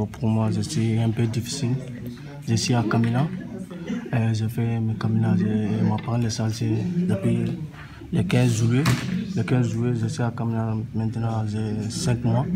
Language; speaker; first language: French; non-native, learner; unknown